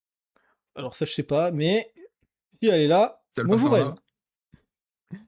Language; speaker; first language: French; native; French